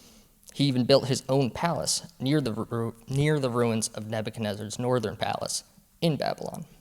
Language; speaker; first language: English; native; English